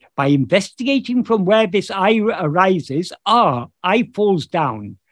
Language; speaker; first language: English; native; English